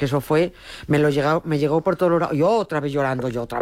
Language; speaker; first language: Spanish; native; Spanish